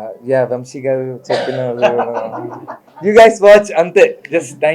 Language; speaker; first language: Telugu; non-native, learner; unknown